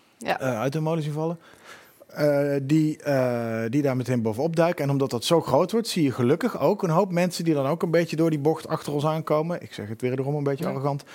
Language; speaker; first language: Dutch; native; Dutch